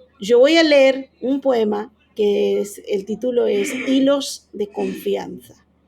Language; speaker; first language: Spanish; non-native, fluent; Bangla